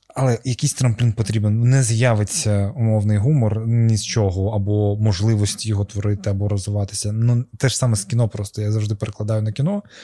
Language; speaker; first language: Ukrainian; non-native, local second language; Russian